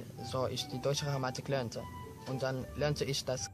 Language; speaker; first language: German; non-native, learner; Filipino